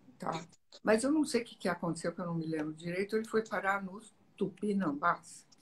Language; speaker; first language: Portuguese; early bilingual, other home language; Italian